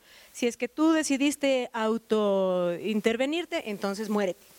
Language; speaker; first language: Spanish; native; Spanish